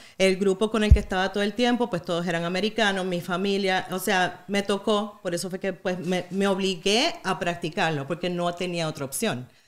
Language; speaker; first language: Spanish; native; Spanish